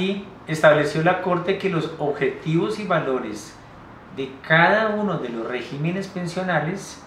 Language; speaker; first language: Spanish; native; Spanish